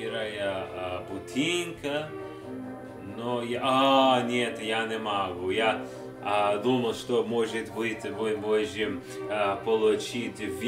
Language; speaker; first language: Russian; non-native, learner; English